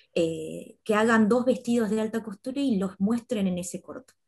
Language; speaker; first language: Spanish; native; Spanish